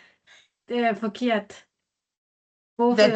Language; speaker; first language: Danish; non-native, learner; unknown